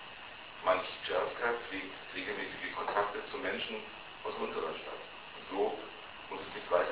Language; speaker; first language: German; native; German